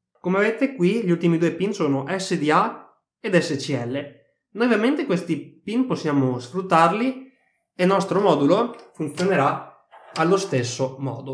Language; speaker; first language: Italian; native; Italian